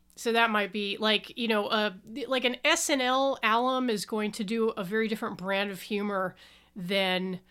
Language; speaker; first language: English; native; English